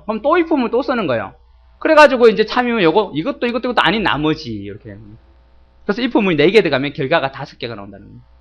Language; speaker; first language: Korean; native; Korean